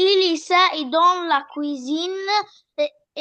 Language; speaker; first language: French; non-native, learner; Arabic